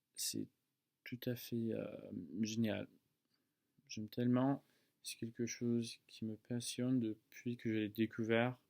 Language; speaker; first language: French; non-native, fluent; English